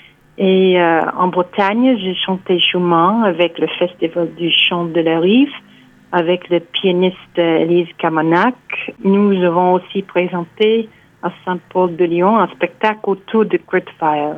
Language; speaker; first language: French; non-native, fluent; English